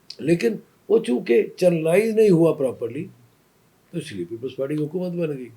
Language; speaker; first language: Urdu; non-native, local second language; Sindhi